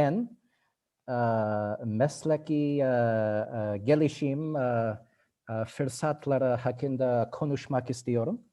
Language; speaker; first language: Turkish; non-native, learner; English